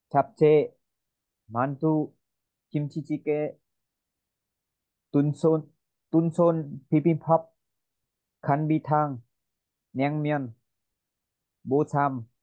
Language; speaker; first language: Korean; non-native, learner; Vietnamese